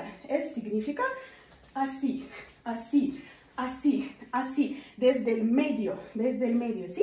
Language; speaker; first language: Spanish; non-native, learner; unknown